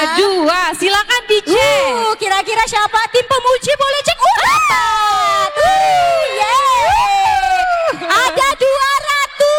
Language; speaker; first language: Indonesian; native; Indonesian